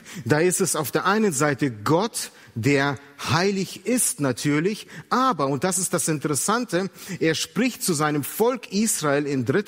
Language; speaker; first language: German; native; German